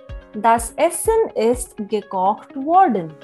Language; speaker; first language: German; non-native, fluent; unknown